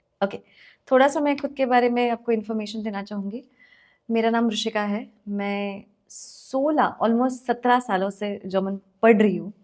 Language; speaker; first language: Hindi; non-native, local second language; Marathi